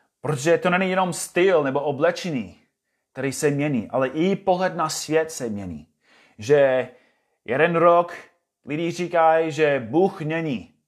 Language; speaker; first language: Czech; non-native, fluent; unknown